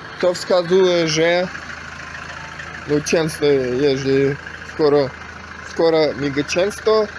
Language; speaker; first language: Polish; non-native, learner; Ukrainian